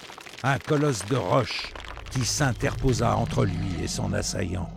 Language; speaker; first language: French; native; French